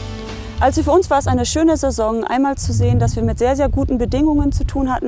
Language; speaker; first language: German; native; German